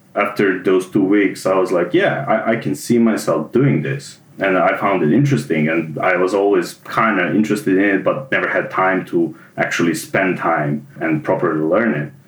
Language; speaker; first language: English; non-native, fluent; Serbian